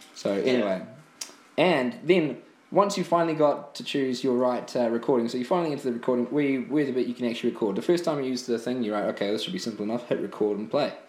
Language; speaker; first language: English; native; English